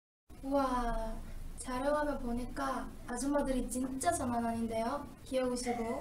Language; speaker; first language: Korean; non-native, learner; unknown